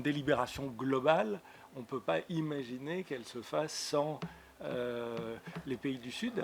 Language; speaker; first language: French; native; French